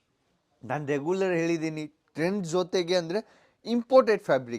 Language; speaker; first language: Kannada; non-native, local second language; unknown